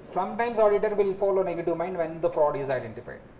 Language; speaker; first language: English; non-native, local second language; Telugu